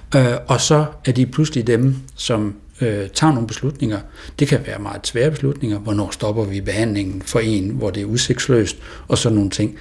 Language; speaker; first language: Danish; native; Danish